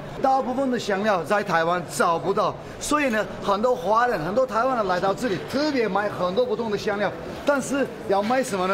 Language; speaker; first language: Chinese; non-native, fluent; Turkish